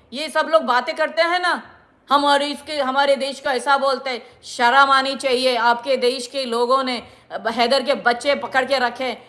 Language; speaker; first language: Hindi; non-native, local second language; Marathi